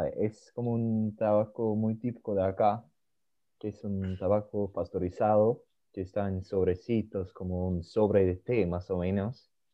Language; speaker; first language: Spanish; non-native, fluent; Swedish